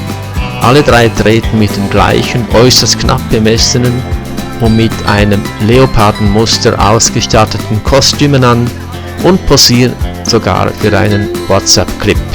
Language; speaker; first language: German; native; German